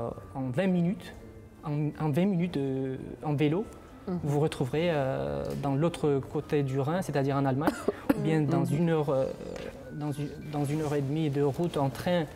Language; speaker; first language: French; non-native, fluent; Uzbek